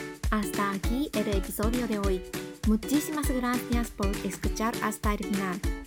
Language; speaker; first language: Spanish; non-native, fluent; Japanese